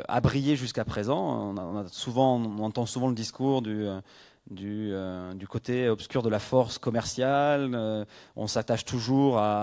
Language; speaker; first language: French; native; French